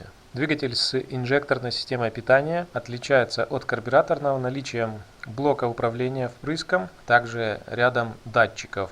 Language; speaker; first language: Russian; native; Russian